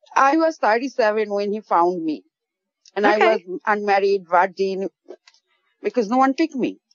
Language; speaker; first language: English; non-native, local second language; Bangla